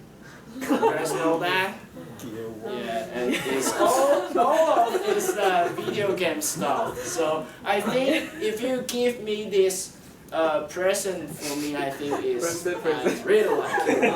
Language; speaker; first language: English; non-native, learner; Chinese